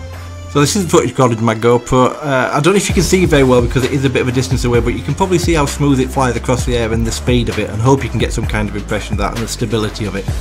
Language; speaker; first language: English; native; English